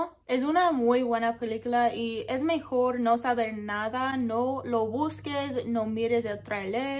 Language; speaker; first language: Spanish; non-native, learner; English